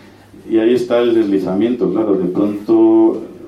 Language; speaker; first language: Spanish; native; Spanish